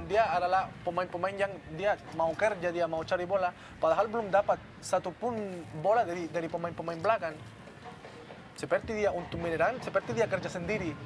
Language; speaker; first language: Indonesian; non-native, fluent; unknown